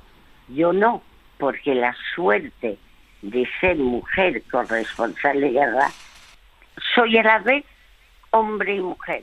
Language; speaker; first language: Spanish; early bilingual, other home language; French